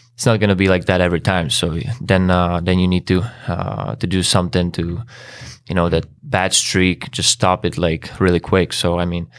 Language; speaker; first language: English; non-native, fluent; Czech